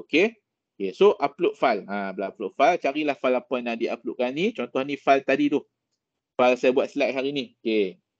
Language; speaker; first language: Malay; native; Malay